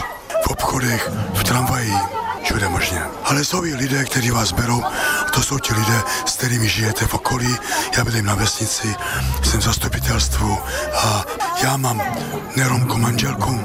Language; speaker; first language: Czech; native; Czech